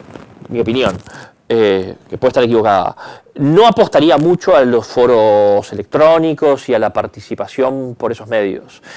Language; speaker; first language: Spanish; native; Spanish